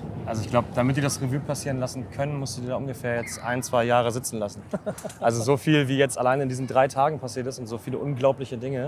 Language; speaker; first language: German; native; German